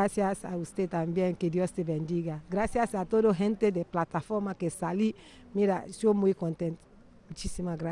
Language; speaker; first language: Spanish; non-native, learner; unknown